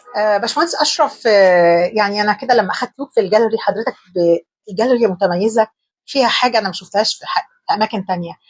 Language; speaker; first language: Egyptian Arabic; native; Egyptian Arabic